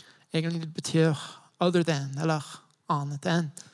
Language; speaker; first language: Norwegian; non-native, fluent; English